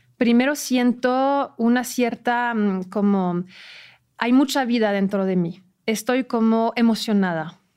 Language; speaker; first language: Spanish; non-native, fluent; French